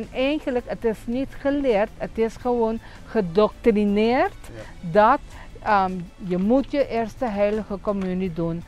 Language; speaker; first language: Dutch; non-native, local second language; Papiamento